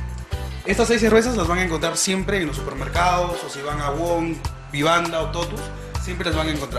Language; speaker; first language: Spanish; native; Spanish